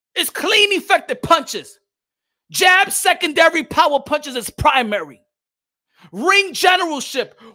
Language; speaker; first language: English; native; English